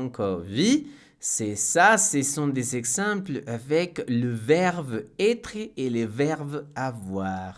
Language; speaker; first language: French; non-native, fluent; Spanish